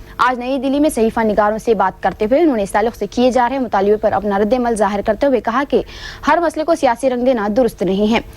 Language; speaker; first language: Urdu; native; Urdu